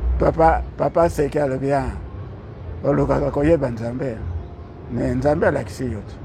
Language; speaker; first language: Lingala; non-native, local second language; Kongo